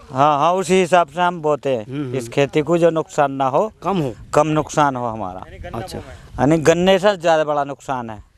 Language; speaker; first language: Hindi; native; Hindi